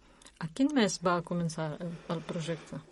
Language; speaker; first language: Catalan; non-native, learner; Russian